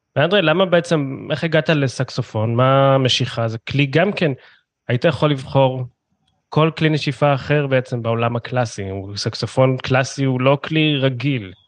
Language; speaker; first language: Hebrew; native; Hebrew